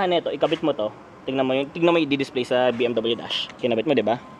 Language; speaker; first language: Filipino; native; Filipino